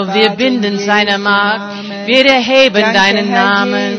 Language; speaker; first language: German; non-native, fluent; English